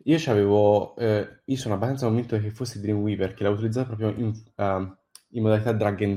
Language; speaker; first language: Italian; native; Italian